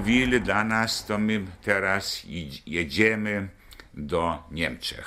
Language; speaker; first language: Polish; non-native, local second language; German